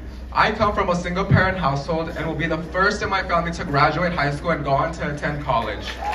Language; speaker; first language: English; early bilingual, other home language; Spanish